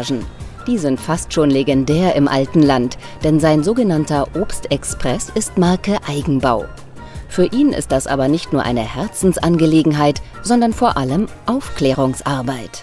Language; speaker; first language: German; native; German